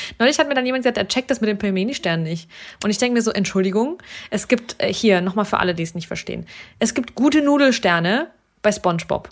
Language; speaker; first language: German; early bilingual, other home language; Russian